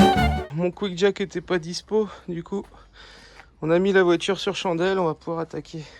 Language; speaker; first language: French; native; French